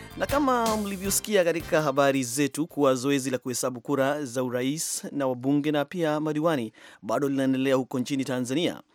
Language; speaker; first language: Swahili; non-native, local second language; Kikuyu